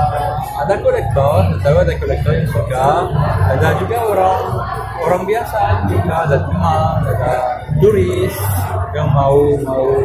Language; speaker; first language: Indonesian; non-native, fluent; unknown